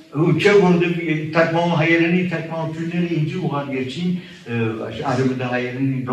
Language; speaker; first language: Armenian; early bilingual, heritage; Armenian